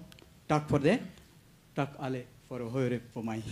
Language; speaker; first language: Norwegian; non-native, learner; Bangla